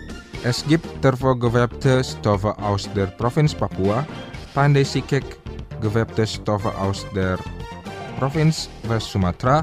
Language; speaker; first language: German; non-native, fluent; Indonesian